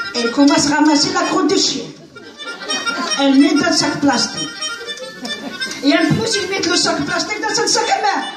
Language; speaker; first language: French; non-native, learner; Arabic